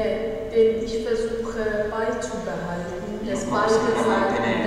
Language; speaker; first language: German; non-native, fluent; Persian